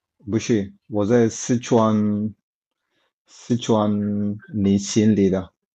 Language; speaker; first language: Chinese; non-native, fluent; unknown